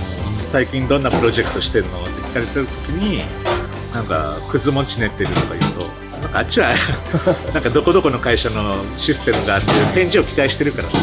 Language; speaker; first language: Japanese; native; Japanese